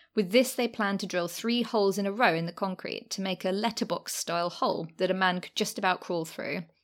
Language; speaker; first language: English; native; English